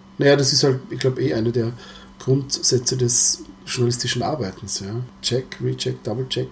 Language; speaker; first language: German; early bilingual, other home language; Croatian